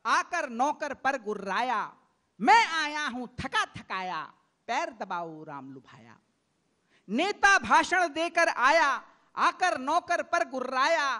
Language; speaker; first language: Hindi; native; Hindi